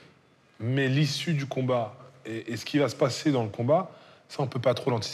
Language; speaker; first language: French; native; French